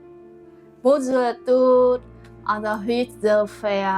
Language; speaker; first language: French; non-native, learner; Vietnamese